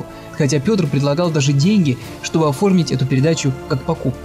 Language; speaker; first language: Russian; native; Russian